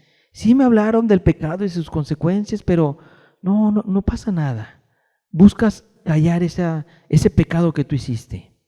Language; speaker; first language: Spanish; native; Spanish